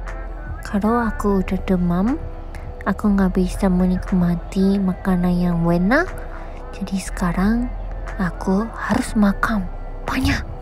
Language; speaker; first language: Indonesian; non-native, learner; Japanese